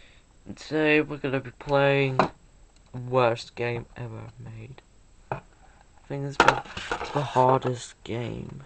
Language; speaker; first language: English; native; English